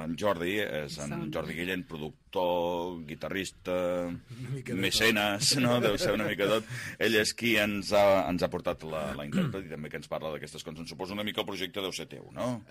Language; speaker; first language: Catalan; native; Catalan